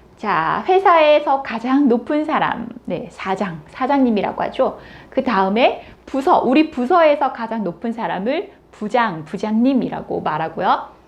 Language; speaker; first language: Korean; native; Korean